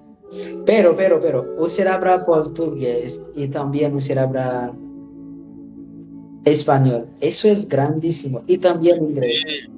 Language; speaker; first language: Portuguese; non-native, learner; Haitian Creole